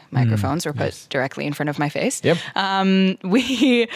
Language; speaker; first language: English; native; English